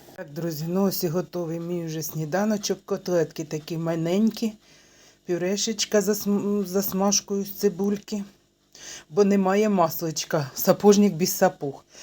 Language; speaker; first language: Ukrainian; native; Ukrainian